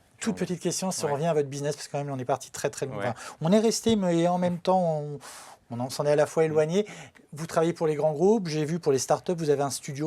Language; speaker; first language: French; native; French